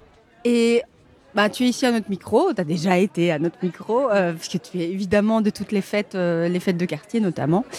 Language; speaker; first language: French; native; French